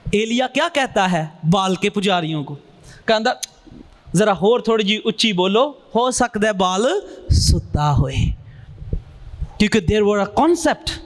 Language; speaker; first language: Urdu; non-native, local second language; Punjabi